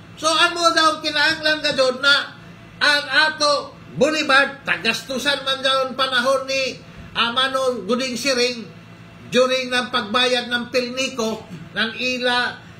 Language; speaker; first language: Cebuano; native; Cebuano